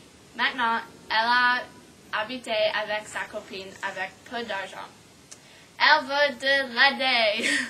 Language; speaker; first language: French; non-native, learner; English